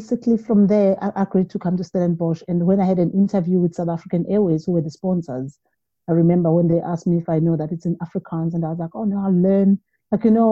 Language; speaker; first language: English; non-native, local second language; Zulu